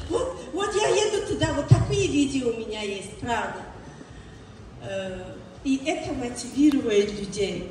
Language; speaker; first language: Russian; non-native, learner; Tajik